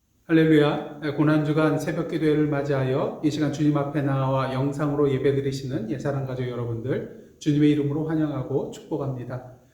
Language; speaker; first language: Korean; native; Korean